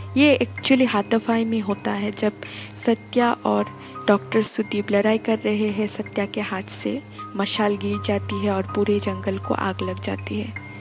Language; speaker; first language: Hindi; non-native, local second language; Bangla